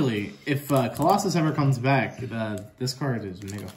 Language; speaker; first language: English; native; English